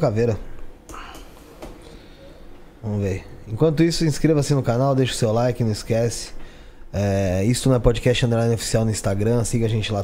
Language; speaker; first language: Portuguese; native; Portuguese